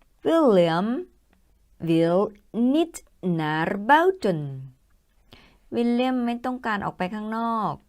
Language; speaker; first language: Dutch; non-native, learner; Thai